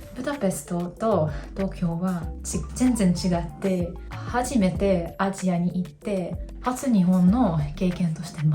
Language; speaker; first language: Japanese; non-native, fluent; Hungarian